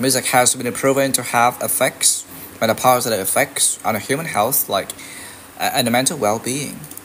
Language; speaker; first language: English; non-native, fluent; Vietnamese